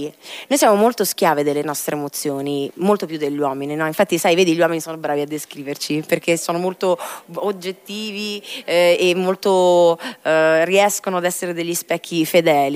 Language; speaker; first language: Italian; native; Italian